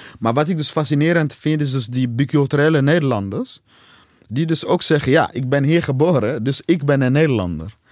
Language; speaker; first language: Dutch; non-native, fluent; Swahili